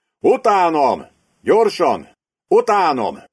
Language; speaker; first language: Hungarian; native; Hungarian